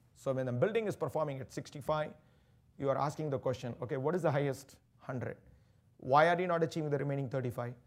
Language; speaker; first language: English; non-native, local second language; Tamil